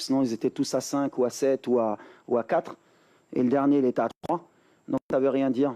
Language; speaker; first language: French; native; French